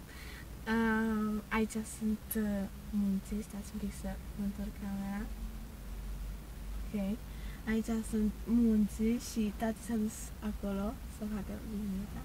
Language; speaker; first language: Romanian; early bilingual, heritage; Romanian